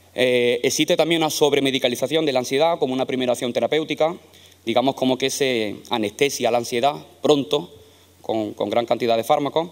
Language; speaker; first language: Spanish; native; Spanish